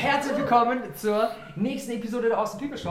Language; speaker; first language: German; native; German